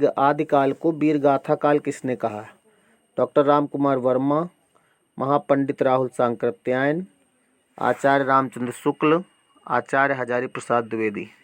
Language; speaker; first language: Hindi; native; Hindi